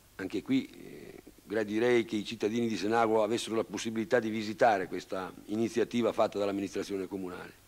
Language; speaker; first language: Italian; native; Italian